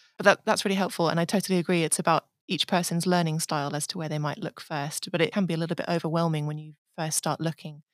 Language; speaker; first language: English; native; English